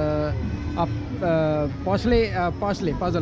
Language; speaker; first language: Russian; non-native, learner; Urdu